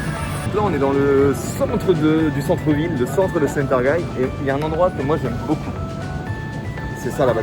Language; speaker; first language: French; native; French